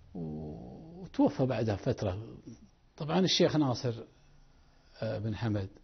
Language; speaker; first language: Arabic; native; Arabic